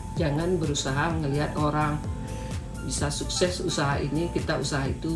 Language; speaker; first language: Indonesian; non-native, local second language; Minangkabau